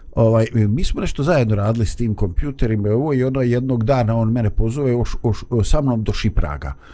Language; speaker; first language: Bosnian; native; Bosnian